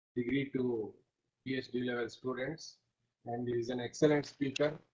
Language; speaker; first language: English; non-native, local second language; Kannada